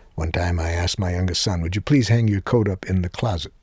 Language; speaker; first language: English; native; English